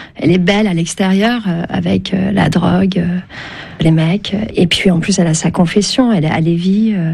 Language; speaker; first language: French; early bilingual, other home language; Turkish